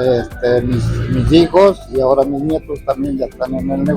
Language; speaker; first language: Spanish; native; Spanish